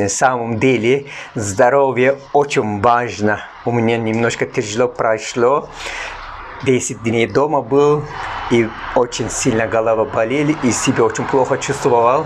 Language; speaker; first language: Russian; non-native, fluent; Turkish